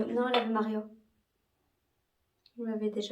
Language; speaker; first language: French; native; French